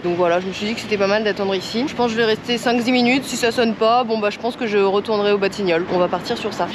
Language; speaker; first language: French; native; French